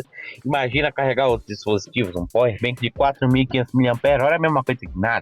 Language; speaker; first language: Portuguese; native; Portuguese